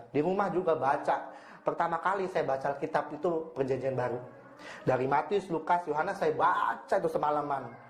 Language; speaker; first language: Indonesian; native; Indonesian